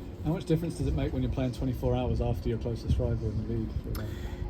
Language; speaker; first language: English; native; English